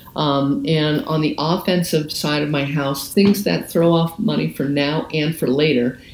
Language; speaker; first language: English; native; English